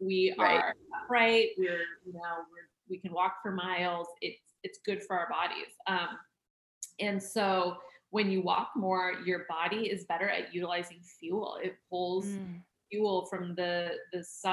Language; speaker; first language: English; native; English